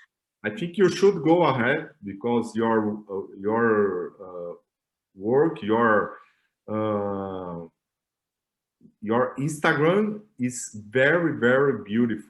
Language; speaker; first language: English; non-native, learner; Portuguese